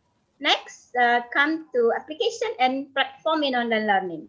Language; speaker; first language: English; non-native, fluent; Indonesian